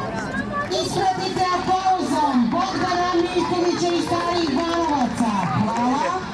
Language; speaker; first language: Bosnian; native; Bosnian